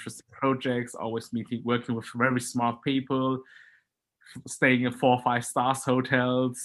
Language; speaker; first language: English; non-native, fluent; German